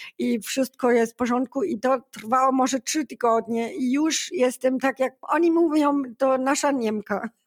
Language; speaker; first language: Polish; non-native, learner; German